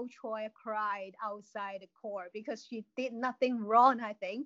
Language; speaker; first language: English; non-native, local second language; Cantonese